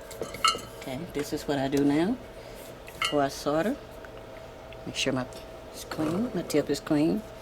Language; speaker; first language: English; native; English